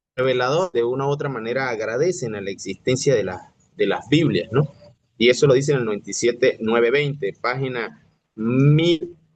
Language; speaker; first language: Spanish; native; Spanish